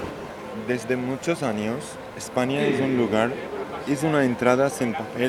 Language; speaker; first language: Spanish; non-native, learner; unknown